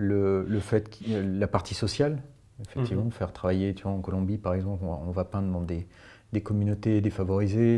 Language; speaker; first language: French; native; French